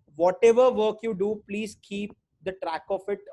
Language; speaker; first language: English; non-native, local second language; Hindi